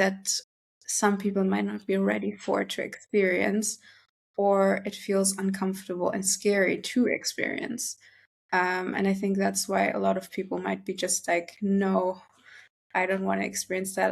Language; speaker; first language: English; non-native, fluent; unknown